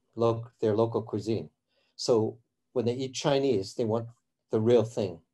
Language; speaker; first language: English; early bilingual, other home language; Cantonese